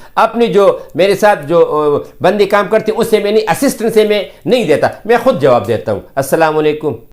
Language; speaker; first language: Urdu; non-native, local second language; Pashto